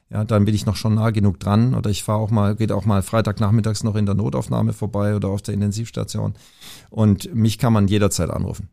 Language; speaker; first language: German; native; German